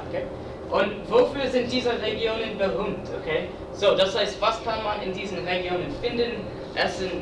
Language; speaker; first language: German; non-native, fluent; English